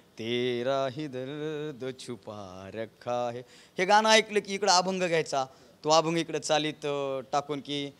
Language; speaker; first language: Marathi; native; Marathi